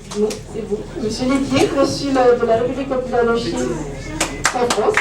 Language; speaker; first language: French; native; French